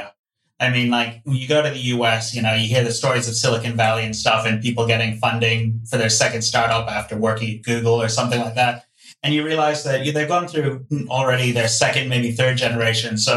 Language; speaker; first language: English; non-native, local second language; Cantonese